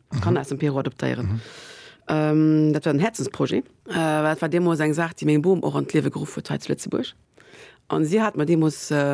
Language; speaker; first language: Luxembourgish; early bilingual, other home language; Spanish